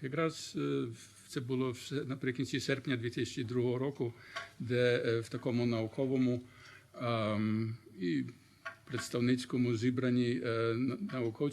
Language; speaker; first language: Ukrainian; early bilingual, heritage; Ukrainian